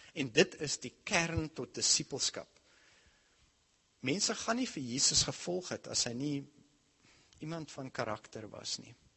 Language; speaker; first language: Afrikaans; non-native, local second language; English